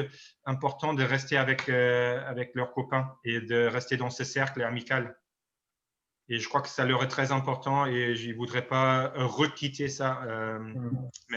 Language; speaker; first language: French; non-native, fluent; German